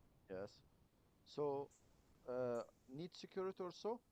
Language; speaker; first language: English; non-native, learner; Arabic